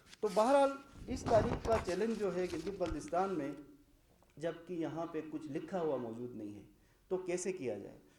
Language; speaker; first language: Urdu; non-native, local second language; Shina